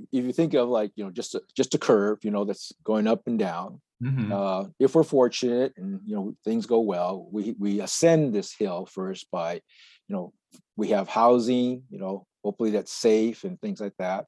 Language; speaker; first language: English; native; English